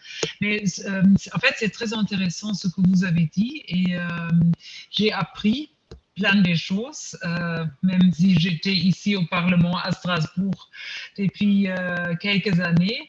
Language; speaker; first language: French; non-native, fluent; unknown